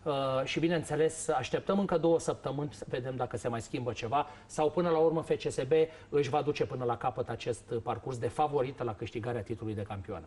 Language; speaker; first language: Romanian; native; Romanian